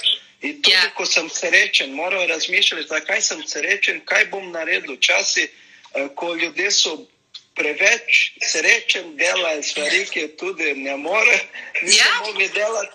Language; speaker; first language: Slovenian; non-native, learner; Portuguese